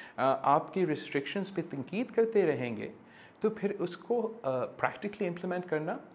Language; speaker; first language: Urdu; non-native, local second language; English